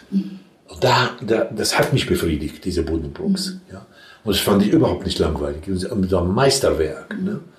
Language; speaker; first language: German; non-native, fluent; Arabic